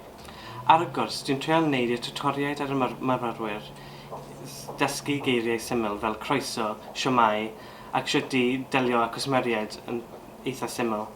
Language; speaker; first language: Welsh; non-native, local second language; English